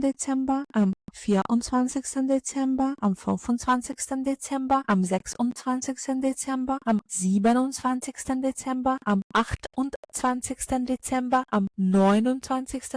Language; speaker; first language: German; non-native, fluent; Ukrainian